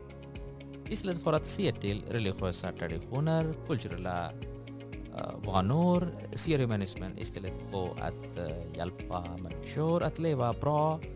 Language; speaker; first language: Swedish; non-native, fluent; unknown